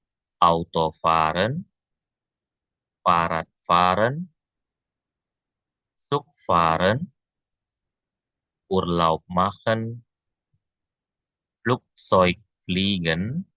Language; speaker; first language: German; non-native, fluent; Indonesian